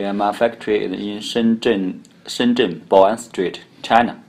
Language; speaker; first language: English; non-native, learner; Chinese